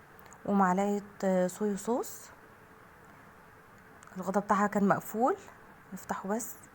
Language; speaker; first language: Arabic; native; Arabic